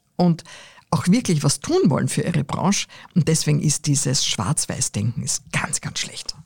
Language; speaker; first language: German; native; German